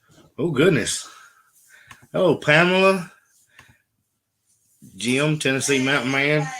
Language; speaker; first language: English; native; English